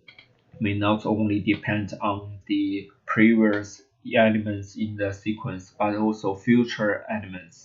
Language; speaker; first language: English; non-native, learner; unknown